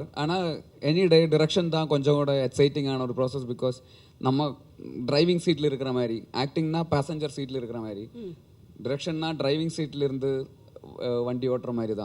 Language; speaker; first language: Tamil; non-native, learner; Malayalam